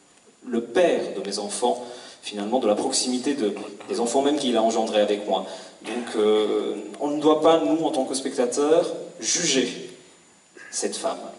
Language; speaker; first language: French; native; French